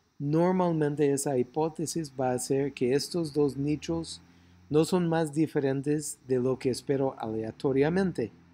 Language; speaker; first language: Spanish; non-native, fluent; English